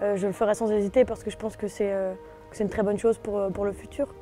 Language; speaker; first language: French; native; French